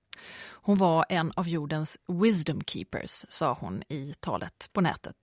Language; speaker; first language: Swedish; native; Swedish